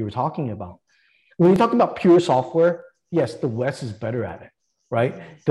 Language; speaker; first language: English; non-native, local second language; Cantonese